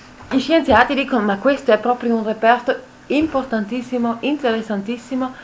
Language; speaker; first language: Italian; non-native, local second language; German